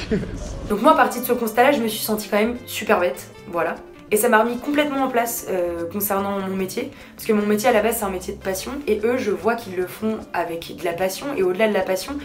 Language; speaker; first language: French; native; French